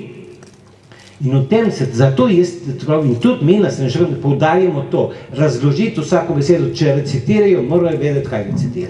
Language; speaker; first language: Slovenian; early bilingual, heritage; Slovenian